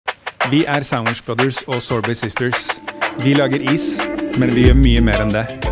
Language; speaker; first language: Norwegian; native; Norwegian